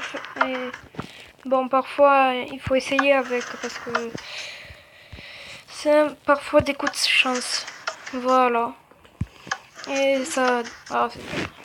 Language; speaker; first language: French; native; French